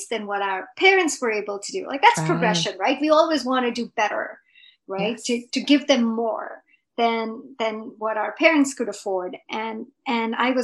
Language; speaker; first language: English; non-native, local second language; Hindi